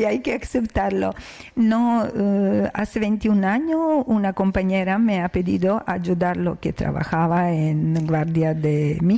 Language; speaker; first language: Spanish; non-native, learner; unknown